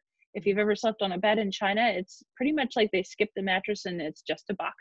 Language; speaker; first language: English; native; English